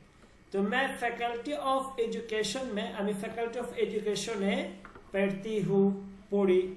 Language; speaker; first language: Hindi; non-native, learner; Bangla